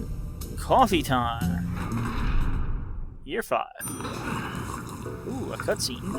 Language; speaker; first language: English; native; English